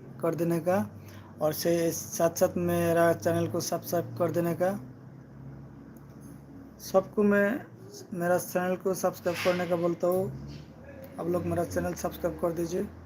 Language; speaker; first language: Hindi; non-native, learner; Bangla